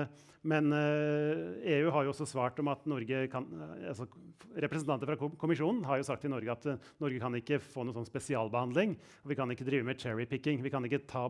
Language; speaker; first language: Norwegian; native; Norwegian